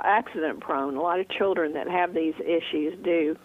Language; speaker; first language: English; native; English